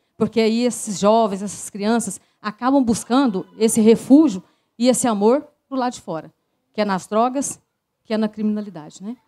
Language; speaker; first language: Portuguese; native; Portuguese